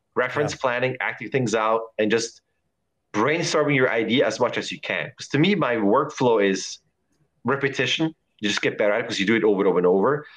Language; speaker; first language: English; non-native, fluent; German